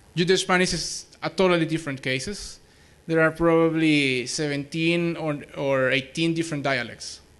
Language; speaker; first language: English; non-native, fluent; Spanish